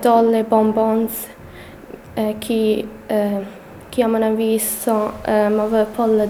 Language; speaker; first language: French; non-native, learner; English